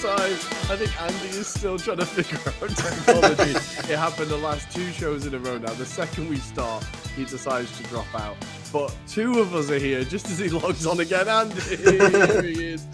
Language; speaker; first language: English; native; English